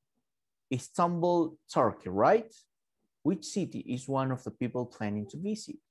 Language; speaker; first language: English; non-native, fluent; Spanish